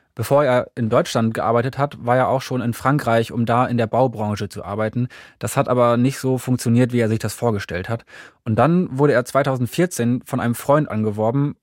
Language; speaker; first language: German; native; German